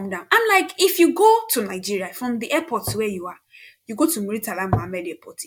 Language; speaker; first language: English; non-native, local second language; Yoruba